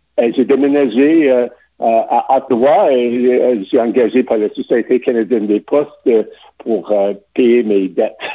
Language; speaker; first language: French; non-native, local second language; English